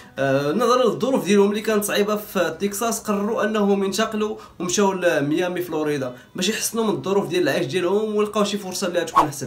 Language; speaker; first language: Arabic; native; Arabic